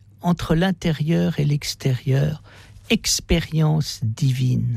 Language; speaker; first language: French; native; French